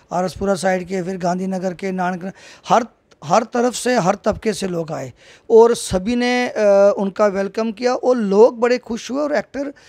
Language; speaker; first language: Hindi; native; Hindi